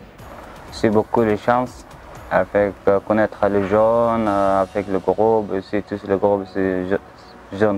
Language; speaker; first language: French; non-native, learner; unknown